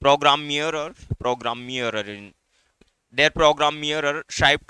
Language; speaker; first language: German; non-native, learner; Hindi